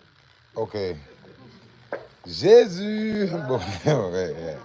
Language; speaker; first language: French; non-native, learner; Portuguese